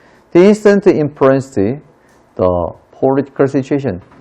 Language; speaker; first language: English; non-native, fluent; Korean